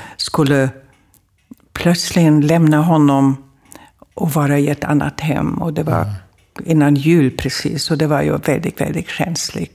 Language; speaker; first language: Swedish; non-native, fluent; German